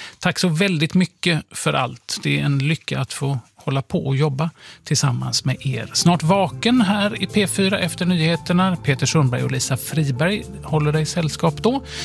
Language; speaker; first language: Swedish; native; Swedish